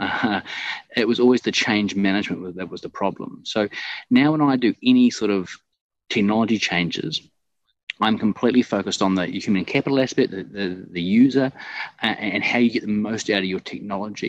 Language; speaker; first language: English; native; English